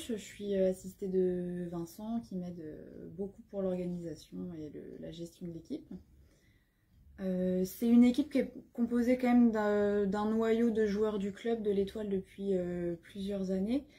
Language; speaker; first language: French; native; French